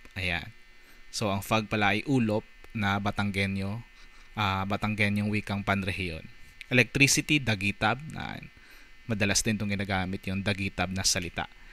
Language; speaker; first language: Filipino; native; Filipino